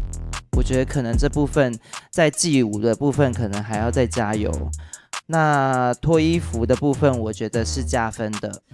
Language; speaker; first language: Chinese; native; Chinese